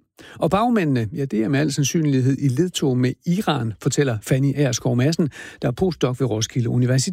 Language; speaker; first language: Danish; native; Danish